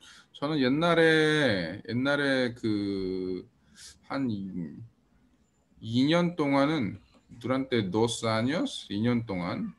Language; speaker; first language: Korean; early bilingual, heritage; Korean